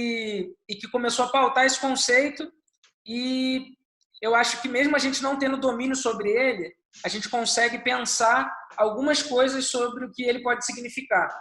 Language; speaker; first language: Portuguese; native; Portuguese